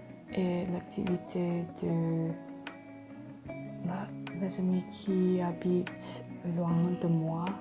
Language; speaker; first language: French; non-native, learner; English